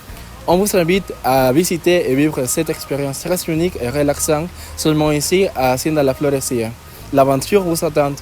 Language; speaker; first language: French; non-native, learner; Spanish